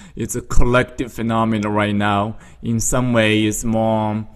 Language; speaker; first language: English; non-native, fluent; Chinese